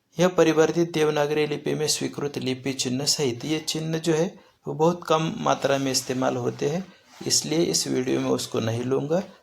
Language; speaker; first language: Hindi; non-native, local second language; Marathi